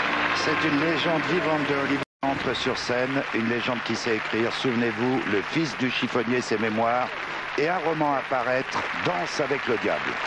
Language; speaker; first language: French; native; French